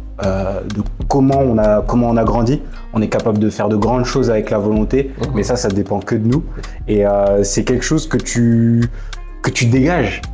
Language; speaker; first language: French; native; French